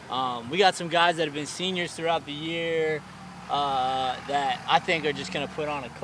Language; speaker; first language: English; native; English